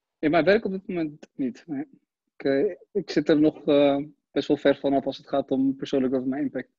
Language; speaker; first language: Dutch; early bilingual, other home language; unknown